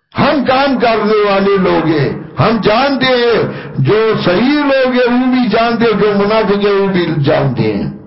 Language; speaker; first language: Urdu; non-native, local second language; Pashto